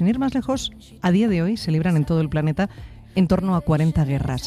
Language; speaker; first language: Spanish; native; Spanish